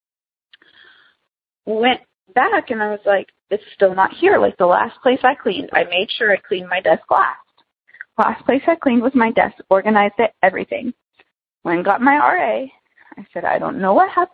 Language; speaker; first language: English; native; English